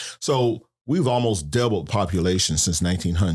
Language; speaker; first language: English; native; English